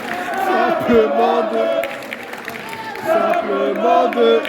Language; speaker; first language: French; native; French